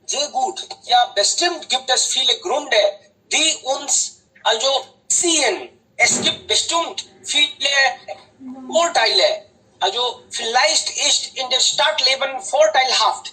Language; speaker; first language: German; non-native, fluent; Hindi